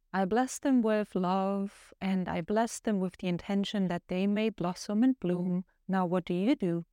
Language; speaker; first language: English; non-native, fluent; German